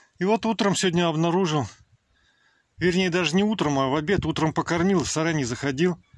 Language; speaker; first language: Russian; native; Russian